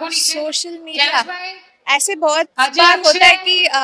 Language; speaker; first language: Hindi; non-native, local second language; Bangla